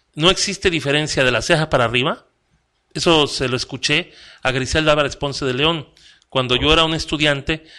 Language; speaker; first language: Spanish; native; Spanish